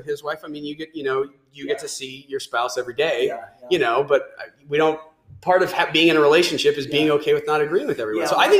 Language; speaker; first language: English; native; English